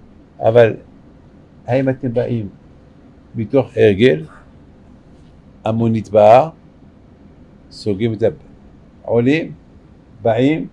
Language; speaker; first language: Hebrew; non-native, fluent; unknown